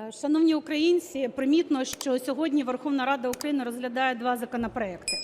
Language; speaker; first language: Ukrainian; native; Ukrainian